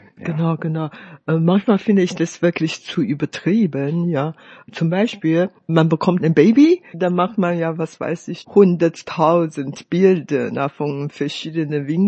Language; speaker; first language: German; non-native, fluent; Chinese